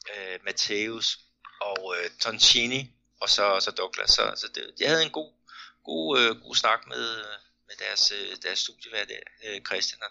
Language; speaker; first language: Danish; native; Danish